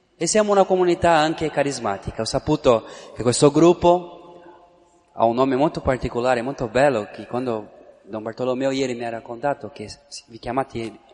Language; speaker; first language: Italian; non-native, fluent; Portuguese